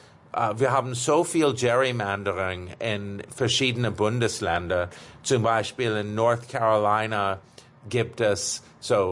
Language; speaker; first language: German; non-native, fluent; English